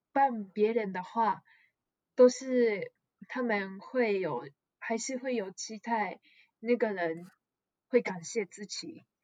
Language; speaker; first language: Chinese; non-native, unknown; Japanese